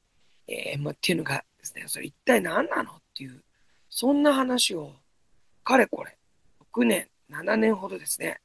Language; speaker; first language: Japanese; native; Japanese